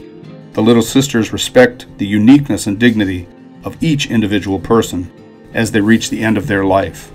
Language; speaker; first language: English; native; English